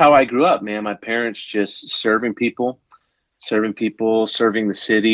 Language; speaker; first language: English; native; English